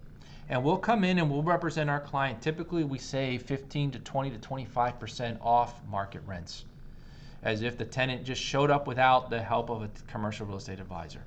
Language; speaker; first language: English; native; English